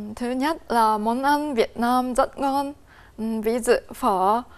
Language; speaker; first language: Vietnamese; non-native, fluent; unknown